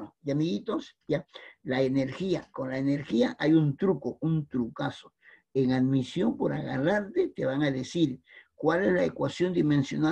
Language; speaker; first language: Spanish; native; Spanish